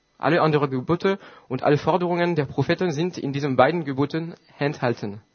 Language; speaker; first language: German; non-native, fluent; French